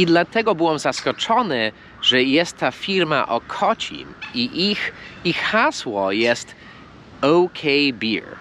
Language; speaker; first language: Polish; non-native, fluent; English